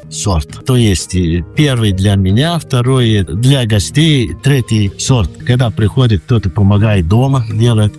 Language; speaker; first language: Ukrainian; non-native, local second language; Romanian